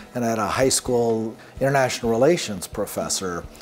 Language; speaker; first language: English; native; English